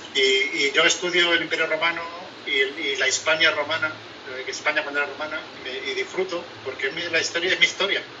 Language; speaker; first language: Spanish; native; Spanish